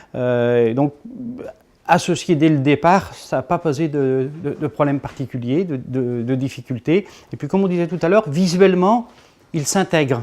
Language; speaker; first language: French; native; French